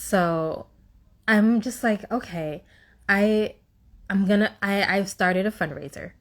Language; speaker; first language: English; native; English